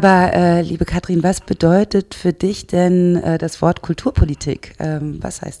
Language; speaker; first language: German; native; German